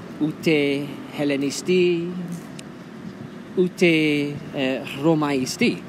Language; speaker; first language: Greek; non-native, fluent; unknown